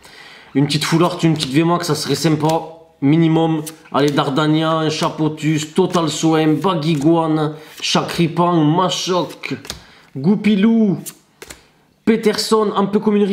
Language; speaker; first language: French; native; French